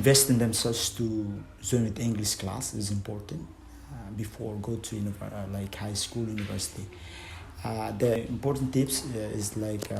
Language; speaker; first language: English; non-native, fluent; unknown